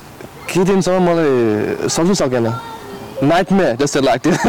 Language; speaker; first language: Nepali; non-native, learner; English